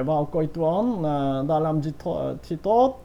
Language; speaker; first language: Vietnamese; non-native, learner; Korean